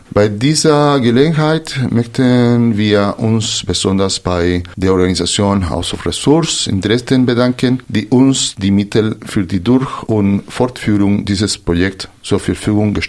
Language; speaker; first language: German; non-native, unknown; Spanish